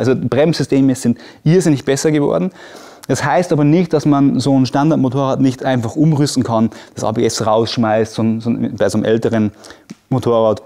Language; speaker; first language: German; native; German